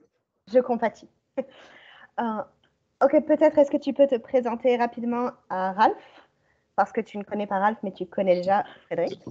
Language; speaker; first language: French; native; French